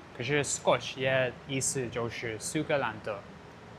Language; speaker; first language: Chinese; non-native, fluent; English